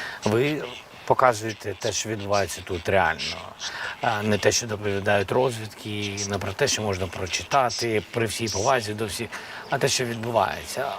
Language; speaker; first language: Ukrainian; non-native, local second language; Russian